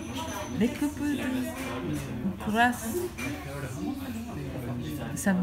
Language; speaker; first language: French; non-native, learner; Japanese